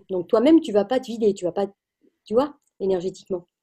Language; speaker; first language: French; native; French